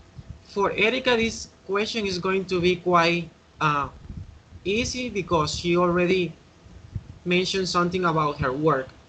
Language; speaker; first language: English; non-native, fluent; Spanish